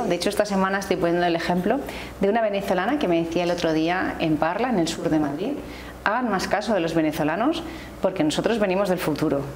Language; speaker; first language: Spanish; native; Spanish